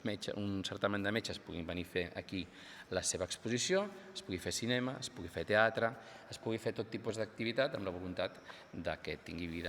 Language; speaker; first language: Catalan; native; Catalan